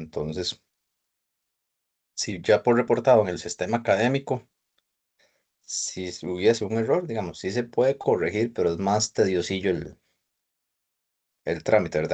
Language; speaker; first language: Spanish; native; Spanish